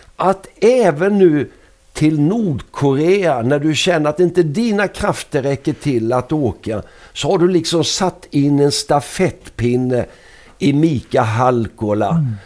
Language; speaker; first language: Swedish; native; Swedish